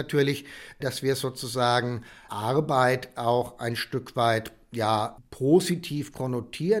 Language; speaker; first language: German; native; German